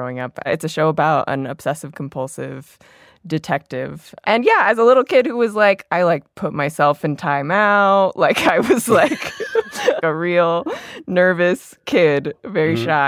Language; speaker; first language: English; native; English